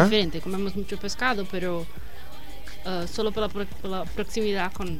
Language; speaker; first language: Spanish; non-native, learner; Portuguese